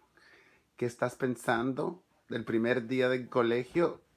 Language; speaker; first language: Spanish; early bilingual, other home language; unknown